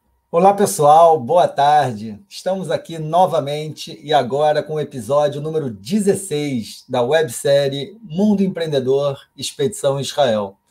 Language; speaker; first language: Portuguese; native; Portuguese